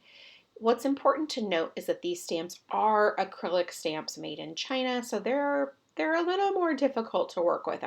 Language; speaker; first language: English; native; English